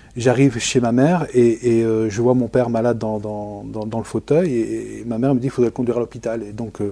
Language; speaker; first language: French; native; French